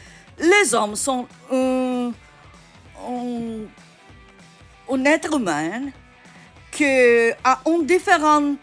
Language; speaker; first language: French; non-native, learner; Italian